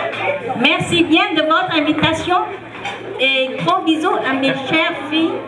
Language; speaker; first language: French; non-native, fluent; Vietnamese